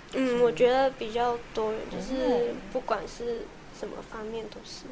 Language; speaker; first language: Chinese; non-native, local second language; Cantonese